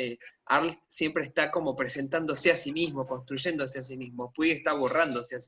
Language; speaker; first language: Spanish; native; Spanish